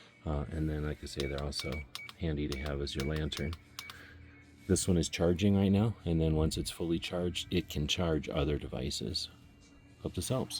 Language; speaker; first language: English; native; English